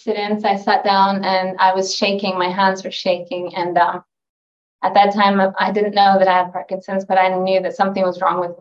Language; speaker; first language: English; non-native, fluent; Norwegian